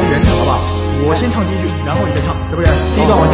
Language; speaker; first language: Chinese; native; Chinese